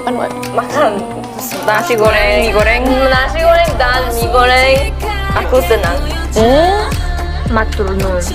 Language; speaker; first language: Indonesian; non-native, learner; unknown